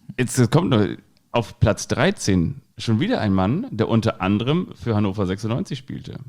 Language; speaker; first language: German; native; German